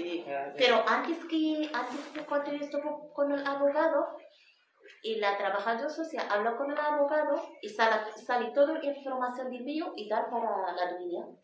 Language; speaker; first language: Spanish; non-native, learner; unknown